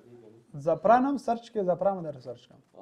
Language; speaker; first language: Persian; native; Persian